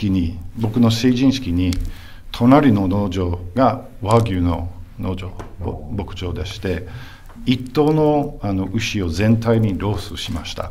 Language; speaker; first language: Japanese; non-native, fluent; English